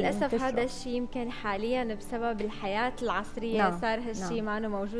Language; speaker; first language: Arabic; native; Arabic